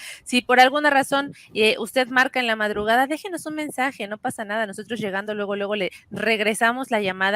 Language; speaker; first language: Spanish; native; Spanish